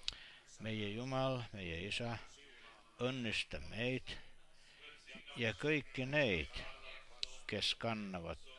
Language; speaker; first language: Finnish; non-native, learner; Estonian